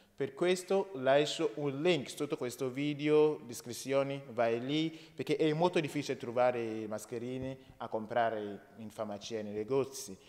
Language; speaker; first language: Italian; non-native, learner; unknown